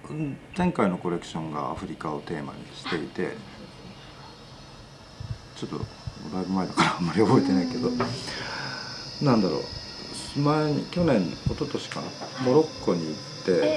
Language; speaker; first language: Japanese; native; Japanese